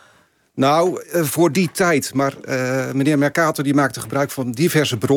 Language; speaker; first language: Dutch; native; Dutch